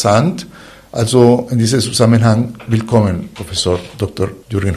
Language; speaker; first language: German; non-native, fluent; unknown